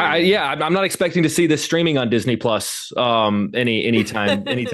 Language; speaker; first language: English; native; English